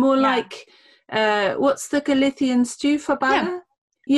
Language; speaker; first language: English; native; English